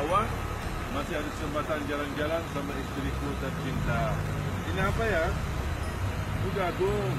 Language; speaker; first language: Indonesian; non-native, fluent; Arabic